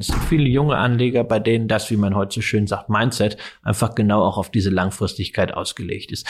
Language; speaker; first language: German; native; German